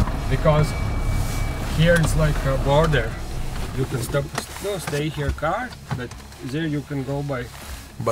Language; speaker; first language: English; non-native, learner; Latvian